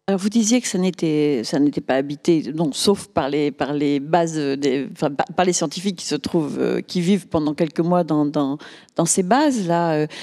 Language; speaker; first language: French; native; French